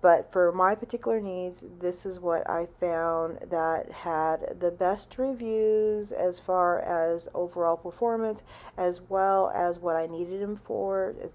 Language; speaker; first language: English; native; English